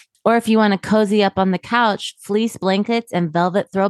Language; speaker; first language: English; native; English